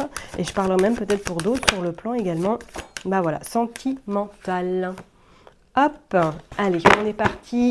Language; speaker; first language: French; native; French